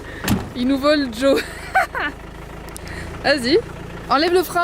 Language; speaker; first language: French; native; French